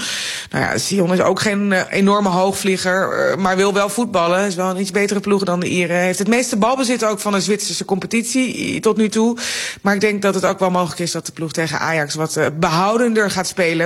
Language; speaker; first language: Dutch; native; Dutch